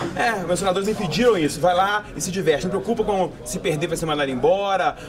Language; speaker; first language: Portuguese; native; Portuguese